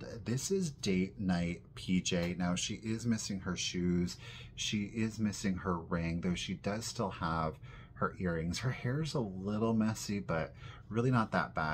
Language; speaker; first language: English; native; English